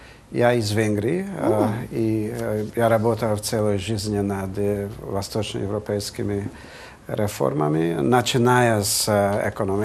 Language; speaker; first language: Russian; non-native, fluent; Hungarian